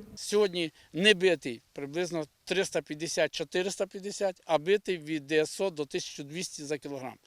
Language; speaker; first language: Ukrainian; native; Ukrainian